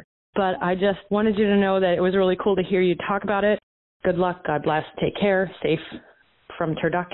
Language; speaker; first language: English; native; English